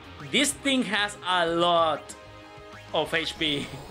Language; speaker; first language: English; non-native, fluent; Spanish